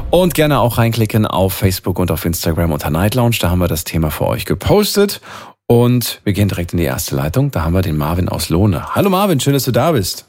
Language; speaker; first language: German; native; German